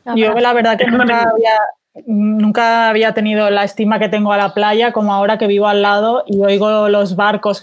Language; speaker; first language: Spanish; native; Spanish